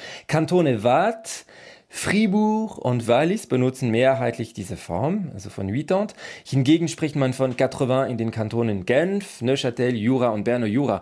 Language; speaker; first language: German; non-native, local second language; French